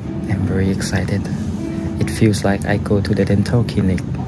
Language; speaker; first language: English; non-native, fluent; Thai